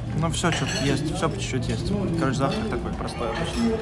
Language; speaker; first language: Russian; native; Russian